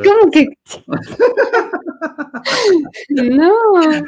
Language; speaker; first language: Spanish; non-native, fluent; Chinese